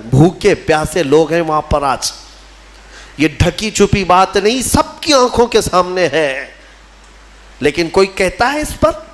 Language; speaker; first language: Urdu; native; Urdu